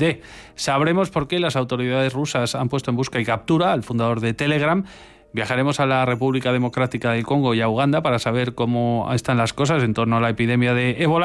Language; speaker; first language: Spanish; native; Spanish